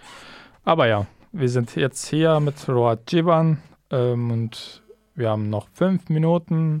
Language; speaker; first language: German; non-native, fluent; Kurdish